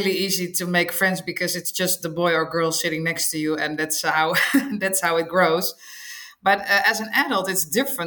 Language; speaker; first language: English; non-native, fluent; Dutch